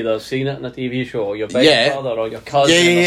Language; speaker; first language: English; native; English